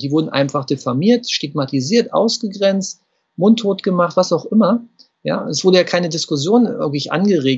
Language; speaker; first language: German; native; German